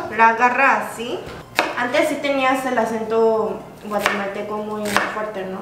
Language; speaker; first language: Spanish; early bilingual, other home language; Korean